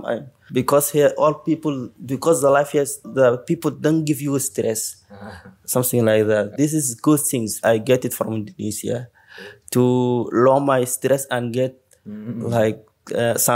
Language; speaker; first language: English; non-native, learner; Arabic